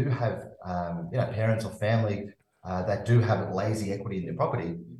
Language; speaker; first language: English; native; English